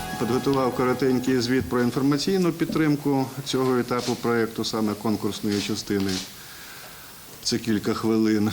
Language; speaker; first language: Ukrainian; native; Ukrainian